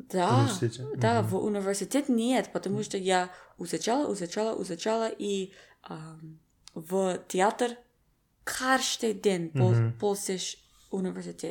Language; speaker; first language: Russian; non-native, learner; English